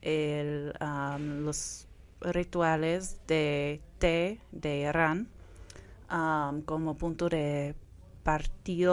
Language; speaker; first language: Spanish; non-native, fluent; English